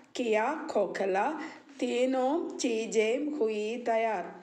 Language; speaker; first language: Hindi; non-native, local second language; Malayalam